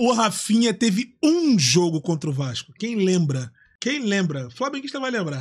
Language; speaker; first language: Portuguese; native; Portuguese